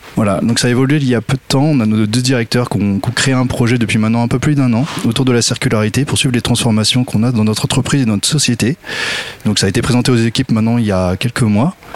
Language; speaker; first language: French; native; French